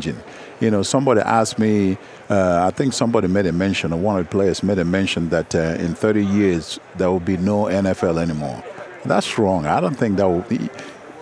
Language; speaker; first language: English; non-native, local second language; Igbo